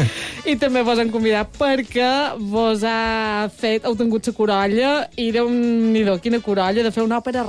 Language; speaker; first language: Catalan; native; Catalan